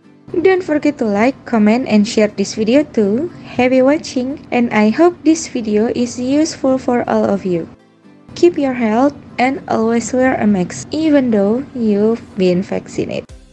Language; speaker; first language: English; non-native, learner; Indonesian